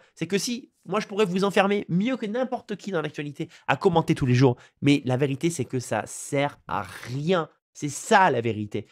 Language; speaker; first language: French; native; French